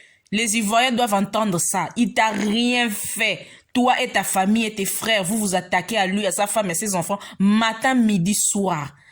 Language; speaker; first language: French; non-native, local second language; Lingala